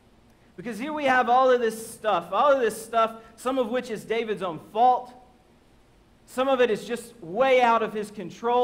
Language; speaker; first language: English; native; English